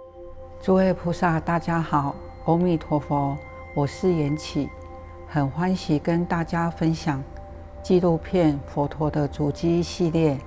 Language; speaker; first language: Chinese; native; Chinese